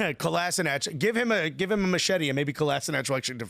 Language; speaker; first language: English; native; English